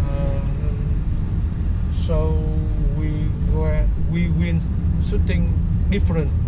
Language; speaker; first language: English; non-native, learner; Vietnamese